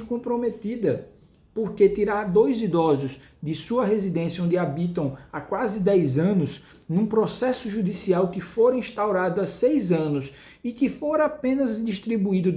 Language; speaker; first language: Portuguese; native; Portuguese